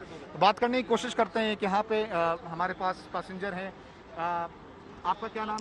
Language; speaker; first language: Hindi; native; Hindi